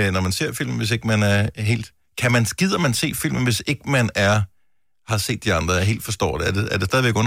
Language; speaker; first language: Danish; native; Danish